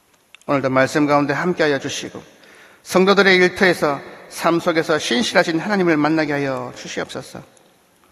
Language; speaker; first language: Korean; native; Korean